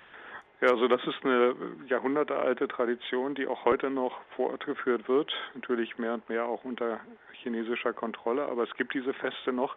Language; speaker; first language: German; native; German